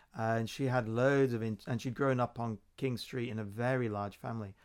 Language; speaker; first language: English; native; English